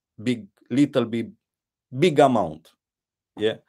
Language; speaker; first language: English; non-native, learner; Romanian